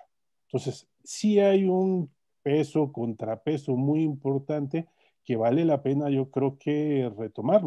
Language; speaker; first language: Spanish; native; Spanish